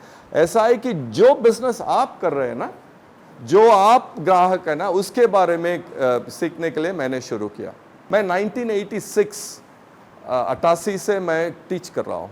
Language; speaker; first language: Hindi; non-native, local second language; Tamil